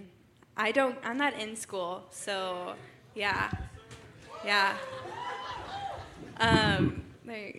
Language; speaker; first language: English; native; English